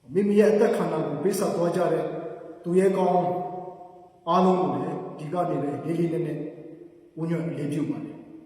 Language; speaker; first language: Burmese; non-native, local second language; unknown